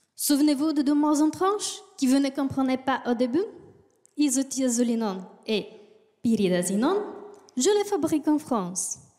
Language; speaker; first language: French; non-native, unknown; Bulgarian